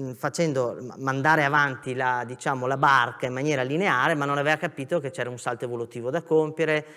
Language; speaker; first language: Italian; native; Italian